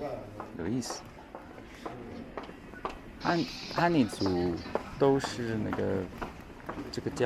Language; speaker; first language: Chinese; non-native, learner; English